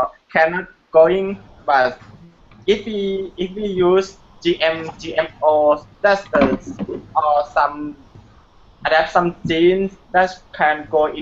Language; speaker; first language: English; non-native, learner; Thai